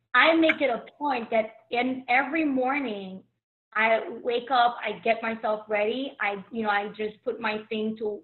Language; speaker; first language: English; early bilingual, other home language; Haitian Creole